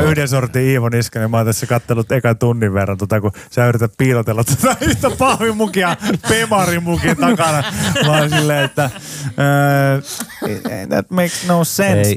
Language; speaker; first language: Finnish; native; Finnish